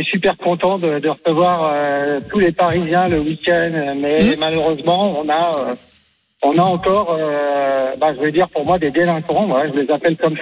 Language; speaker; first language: French; native; French